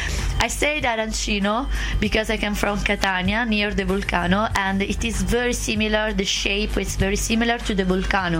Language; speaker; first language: English; non-native, learner; Italian